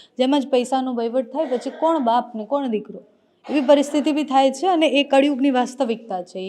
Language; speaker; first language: Gujarati; native; Gujarati